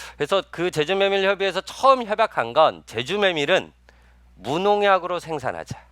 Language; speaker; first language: Korean; native; Korean